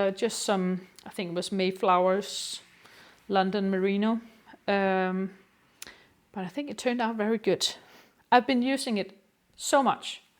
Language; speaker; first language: English; non-native, fluent; Danish